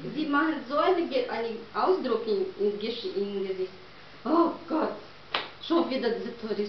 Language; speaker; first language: German; non-native, learner; Portuguese